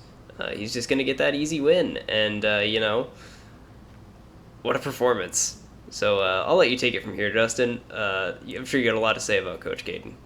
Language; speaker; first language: English; native; English